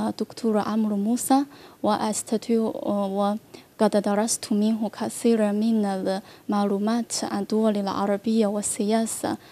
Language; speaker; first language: Arabic; non-native, learner; Chinese